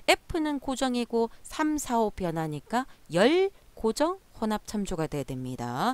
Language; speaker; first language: Korean; native; Korean